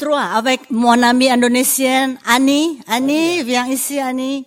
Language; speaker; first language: French; non-native, fluent; Indonesian